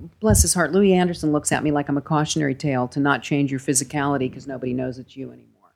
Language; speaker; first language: English; native; English